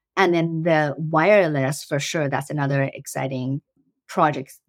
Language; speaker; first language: English; early bilingual, other home language; Persian